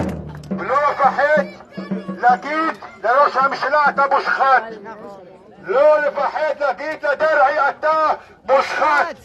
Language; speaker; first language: Hebrew; non-native, local second language; Arabic